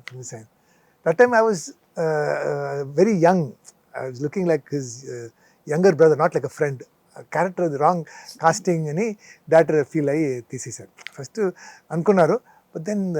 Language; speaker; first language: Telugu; non-native, local second language; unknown